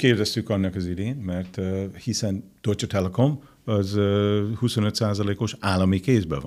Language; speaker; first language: Hungarian; non-native, fluent; English